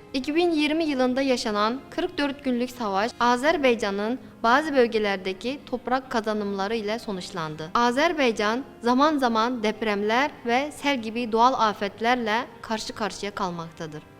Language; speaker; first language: Turkish; non-native, fluent; Uyghur